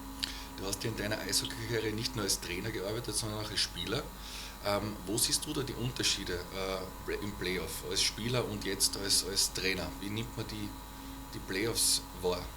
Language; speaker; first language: German; native; German